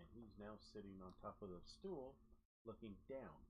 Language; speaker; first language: English; native; English